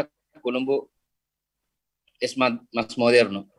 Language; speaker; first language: Spanish; non-native, fluent; Sinhala